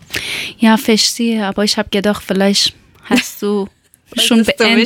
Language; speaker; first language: German; non-native, learner; Persian